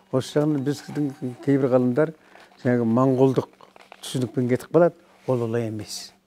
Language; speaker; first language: Kazakh; native; Kazakh